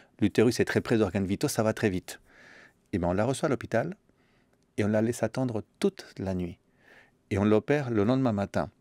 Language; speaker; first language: French; early bilingual, other home language; Spanish